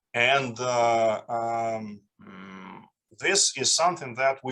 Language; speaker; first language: English; non-native, fluent; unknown